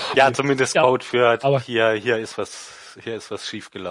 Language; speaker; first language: German; native; German